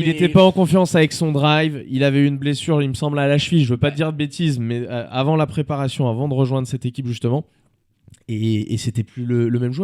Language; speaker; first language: French; native; French